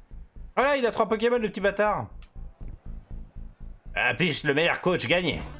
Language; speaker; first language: French; native; French